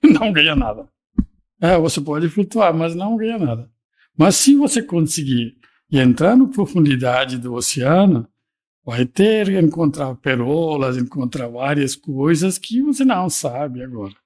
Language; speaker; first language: Portuguese; non-native, fluent; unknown